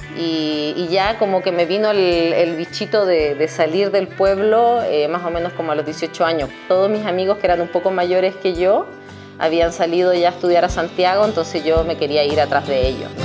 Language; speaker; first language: Spanish; native; Spanish